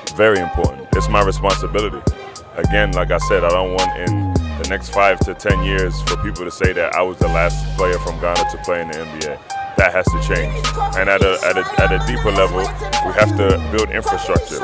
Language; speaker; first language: English; native; English